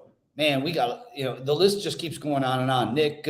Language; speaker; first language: English; native; English